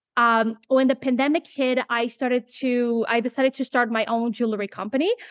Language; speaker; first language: English; non-native, fluent; Portuguese